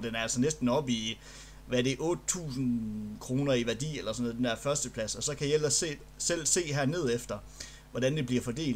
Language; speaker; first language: Danish; native; Danish